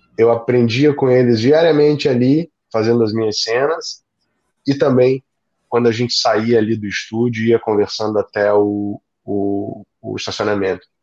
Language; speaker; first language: Portuguese; native; Portuguese